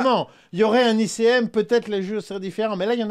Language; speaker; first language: French; native; French